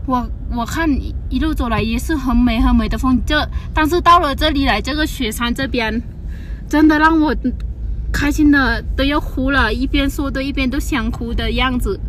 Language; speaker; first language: Chinese; non-native, fluent; Lao